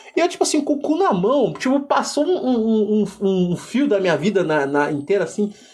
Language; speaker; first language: Portuguese; early bilingual, other home language; Igbo